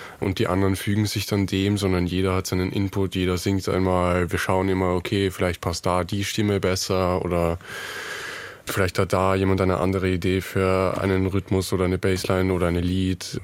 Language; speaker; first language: German; native; German